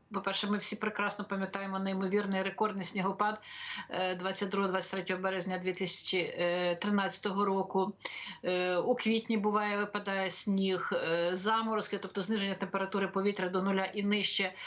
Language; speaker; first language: Ukrainian; native; Ukrainian